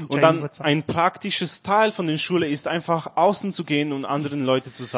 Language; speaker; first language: German; non-native, learner; Romanian